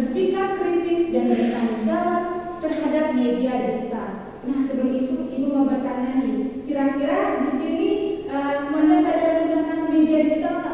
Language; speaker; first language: Indonesian; native; Indonesian